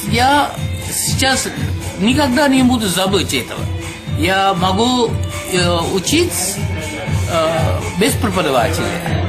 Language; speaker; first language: Russian; non-native, learner; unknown